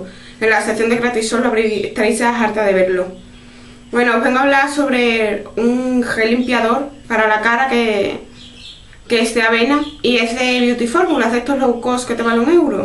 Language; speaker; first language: Spanish; native; Spanish